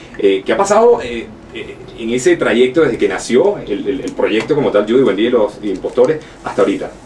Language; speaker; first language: Spanish; native; Spanish